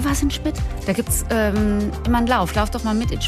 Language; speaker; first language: German; native; German